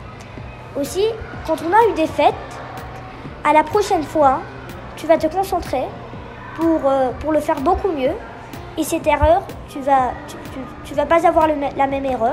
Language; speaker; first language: French; non-native, fluent; Spanish